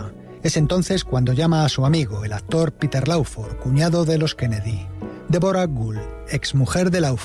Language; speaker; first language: Spanish; native; Spanish